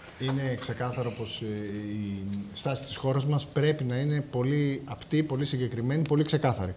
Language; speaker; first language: Greek; native; Greek